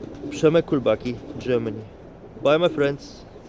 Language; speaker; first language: English; non-native, learner; Polish